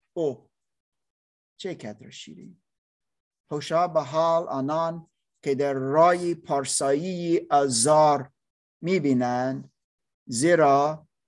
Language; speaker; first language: Persian; non-native, learner; English